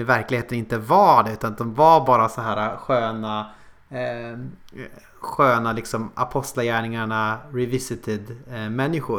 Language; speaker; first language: Swedish; native; Swedish